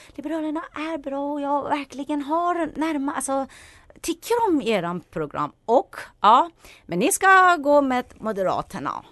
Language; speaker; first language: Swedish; non-native, fluent; Persian